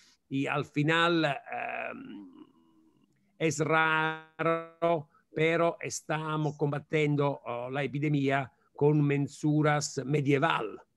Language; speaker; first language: Spanish; non-native, fluent; Italian